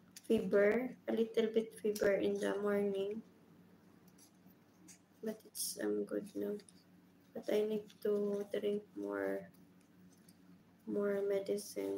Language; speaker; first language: English; non-native, learner; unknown